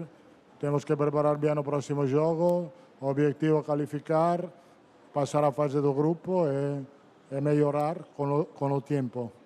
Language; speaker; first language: Portuguese; non-native, fluent; Italian